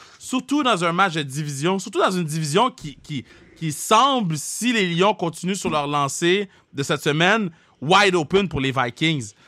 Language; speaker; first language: French; native; French